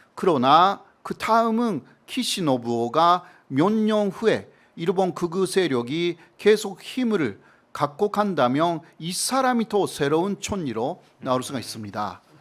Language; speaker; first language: Korean; non-native, fluent; Japanese